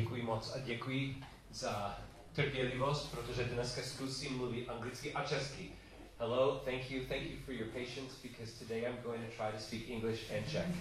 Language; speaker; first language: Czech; non-native, learner; English